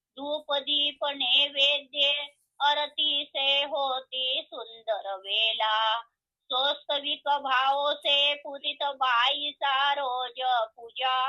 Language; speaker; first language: Hindi; non-native, local second language; Marathi